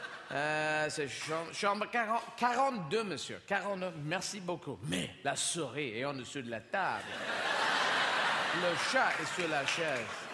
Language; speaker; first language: French; non-native, fluent; English